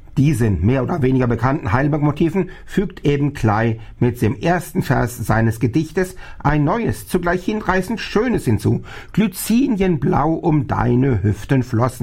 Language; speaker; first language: German; native; German